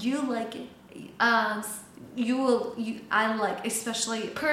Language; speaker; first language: English; non-native, fluent; Chinese